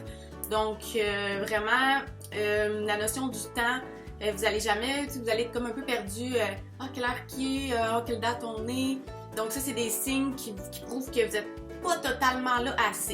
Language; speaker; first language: French; native; French